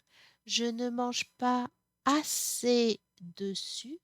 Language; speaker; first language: French; non-native, fluent; English